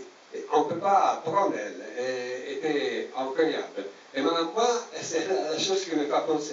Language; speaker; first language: French; non-native, learner; Italian